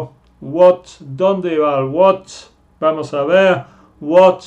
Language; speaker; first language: Spanish; non-native, fluent; English